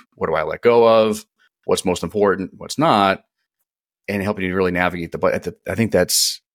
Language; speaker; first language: English; native; English